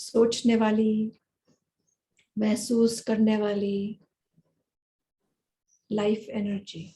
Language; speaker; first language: Hindi; native; Hindi